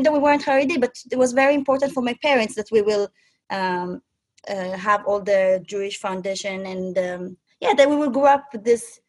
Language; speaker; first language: English; non-native, fluent; Hebrew